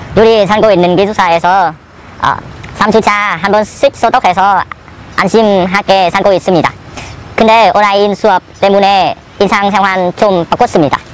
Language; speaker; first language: Korean; non-native, learner; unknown